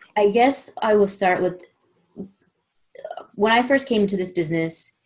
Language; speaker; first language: English; native; English